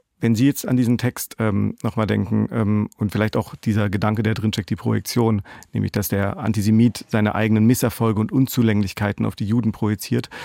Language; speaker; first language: German; native; German